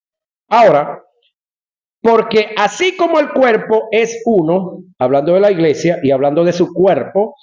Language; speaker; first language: Spanish; native; Spanish